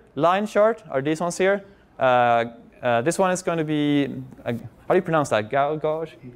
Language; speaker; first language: English; non-native, fluent; Swedish